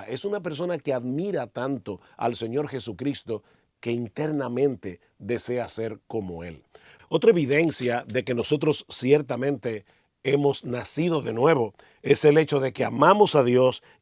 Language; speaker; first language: Spanish; native; Spanish